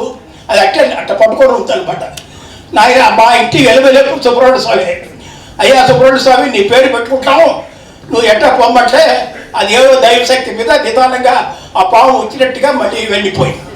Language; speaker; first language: Telugu; native; Telugu